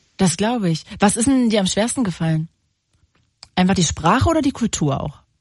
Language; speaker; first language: German; native; German